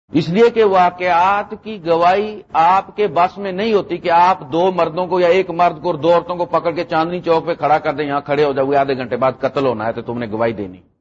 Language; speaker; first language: Urdu; non-native, local second language; Punjabi